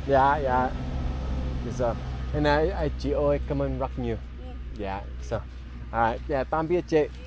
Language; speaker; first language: Vietnamese; non-native, learner; English